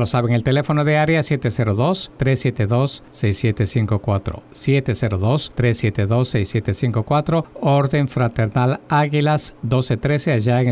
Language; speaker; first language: Spanish; native; Spanish